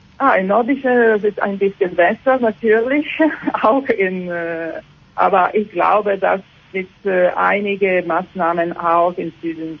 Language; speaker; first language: German; non-native, learner; Italian